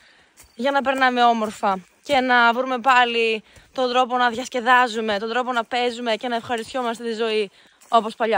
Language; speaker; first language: Greek; native; Greek